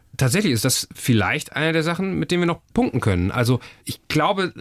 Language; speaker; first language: German; native; German